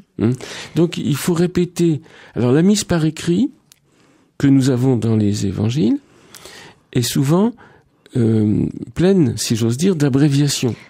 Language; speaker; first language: French; native; French